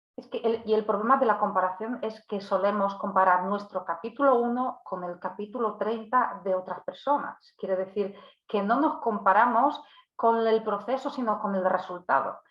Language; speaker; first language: Spanish; non-native, fluent; Polish